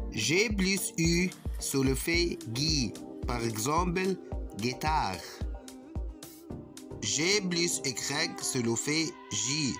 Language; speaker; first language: French; non-native, fluent; Arabic